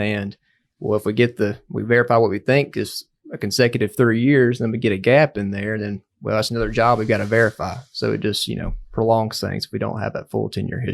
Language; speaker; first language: English; native; English